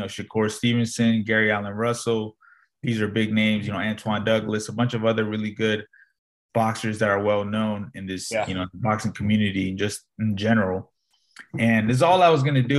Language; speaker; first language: English; native; English